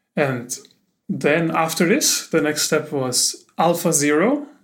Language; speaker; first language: English; non-native, fluent; German